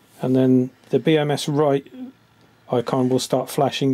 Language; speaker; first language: English; native; English